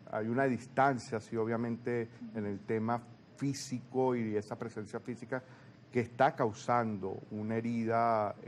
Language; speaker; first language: Spanish; native; Spanish